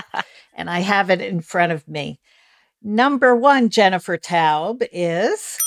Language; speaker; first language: English; native; English